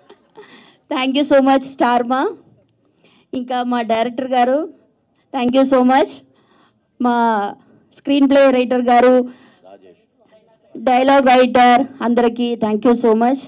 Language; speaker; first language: Telugu; non-native, fluent; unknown